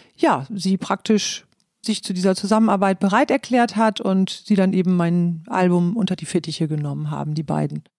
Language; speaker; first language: German; native; German